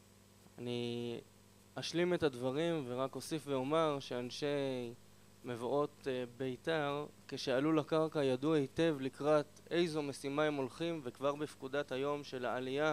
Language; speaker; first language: Hebrew; native; Hebrew